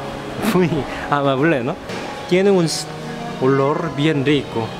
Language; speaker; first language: Spanish; non-native, fluent; Korean